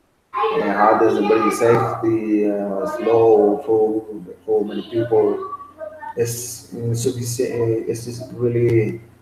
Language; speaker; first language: English; non-native, learner; Spanish